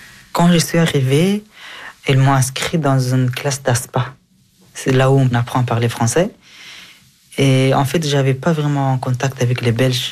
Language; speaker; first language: French; early bilingual, other home language; Persian